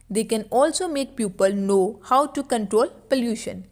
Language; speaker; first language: English; non-native, local second language; Punjabi